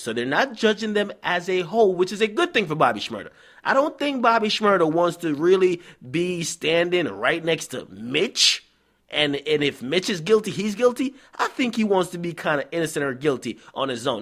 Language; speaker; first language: English; native; English